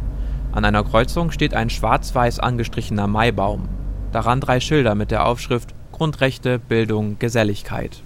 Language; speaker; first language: German; native; German